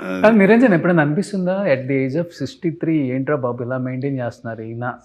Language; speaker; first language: Telugu; native; Telugu